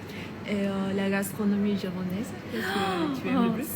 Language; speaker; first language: French; non-native, fluent; Vietnamese